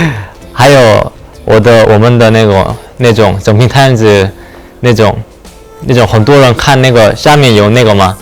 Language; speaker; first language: Chinese; non-native, learner; Korean